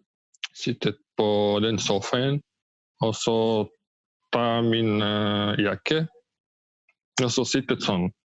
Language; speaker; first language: Norwegian; non-native, learner; Russian